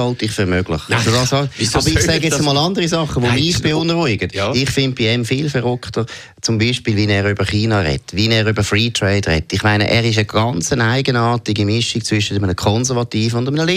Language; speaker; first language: German; native; German